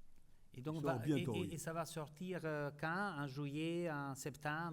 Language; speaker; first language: French; non-native, fluent; Italian